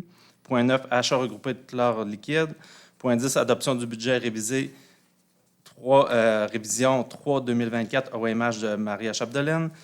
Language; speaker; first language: French; native; French